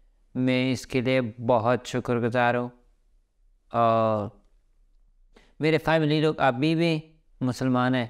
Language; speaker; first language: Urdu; early bilingual, other home language; Pashto